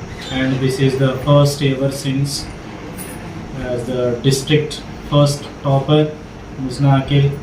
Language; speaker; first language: English; non-native, local second language; Telugu